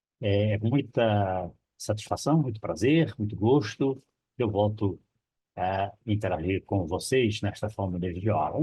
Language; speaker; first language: Portuguese; non-native, local second language; Kabuverdianu